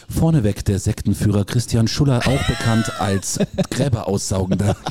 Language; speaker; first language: German; native; German